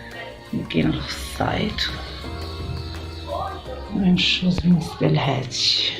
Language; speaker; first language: Arabic; native; Arabic